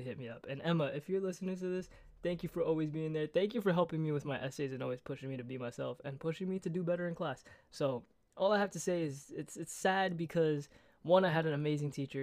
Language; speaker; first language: English; native; English